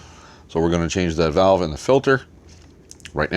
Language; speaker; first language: English; native; English